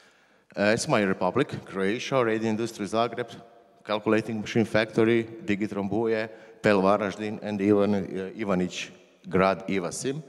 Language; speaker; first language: English; non-native, learner; Croatian